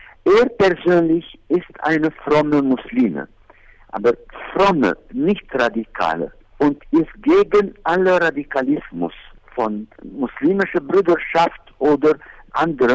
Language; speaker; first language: German; non-native, fluent; Arabic